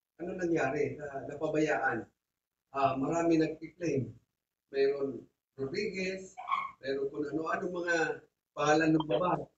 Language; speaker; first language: Filipino; non-native, local second language; Bikol